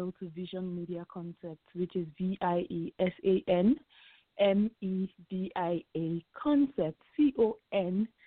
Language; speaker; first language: English; non-native, local second language; Yoruba